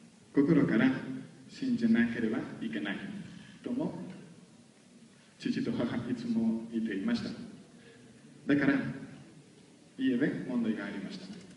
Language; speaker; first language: Japanese; non-native, learner; Spanish